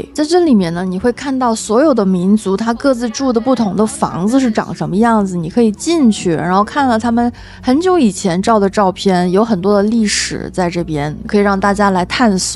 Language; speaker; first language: Chinese; native; Chinese